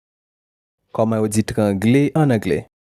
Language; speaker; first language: French; non-native, local second language; Haitian Creole